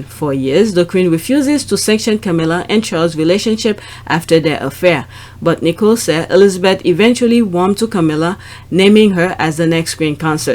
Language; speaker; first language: English; non-native, fluent; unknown